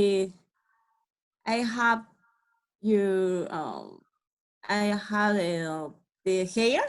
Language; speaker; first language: English; non-native, learner; Spanish